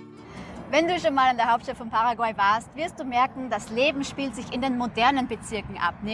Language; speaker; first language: German; native; German